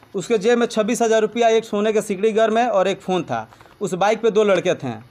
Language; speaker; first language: Hindi; native; Hindi